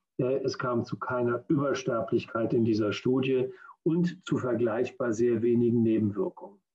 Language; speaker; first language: German; native; German